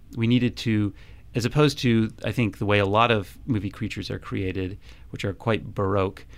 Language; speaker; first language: English; native; English